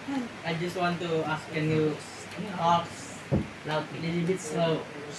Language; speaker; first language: English; non-native, fluent; Indonesian